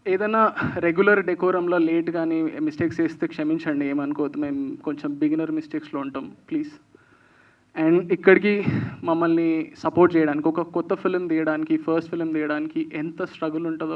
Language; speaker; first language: Telugu; native; Telugu